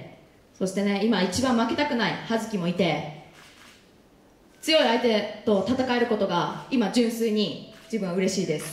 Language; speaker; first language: Japanese; native; Japanese